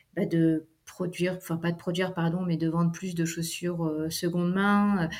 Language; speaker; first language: French; native; French